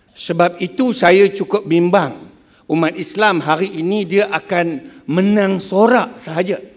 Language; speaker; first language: Malay; non-native, local second language; Chinese